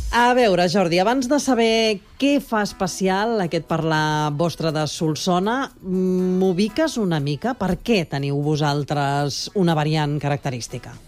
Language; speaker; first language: Catalan; native; Catalan